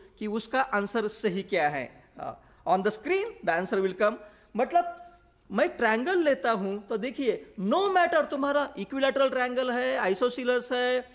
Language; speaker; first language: Hindi; non-native, local second language; Marathi